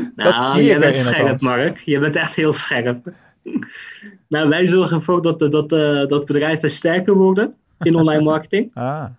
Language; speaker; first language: Dutch; early bilingual, other home language; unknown